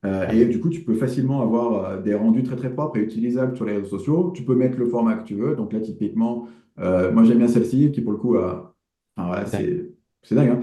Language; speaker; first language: French; native; French